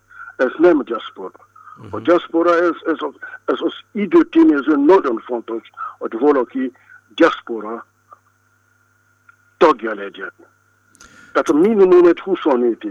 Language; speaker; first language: Hungarian; non-native, fluent; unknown